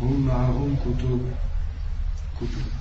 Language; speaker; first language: Arabic; non-native, learner; French